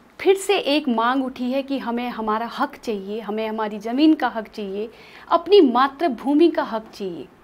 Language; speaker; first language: Hindi; native; Hindi